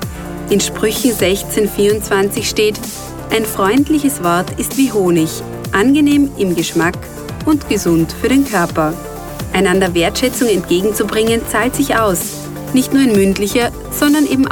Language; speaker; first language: German; native; German